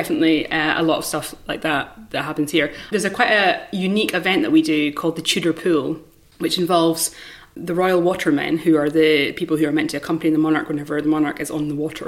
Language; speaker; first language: English; native; English